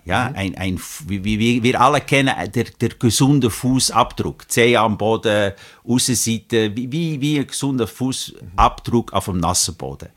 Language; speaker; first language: German; native; German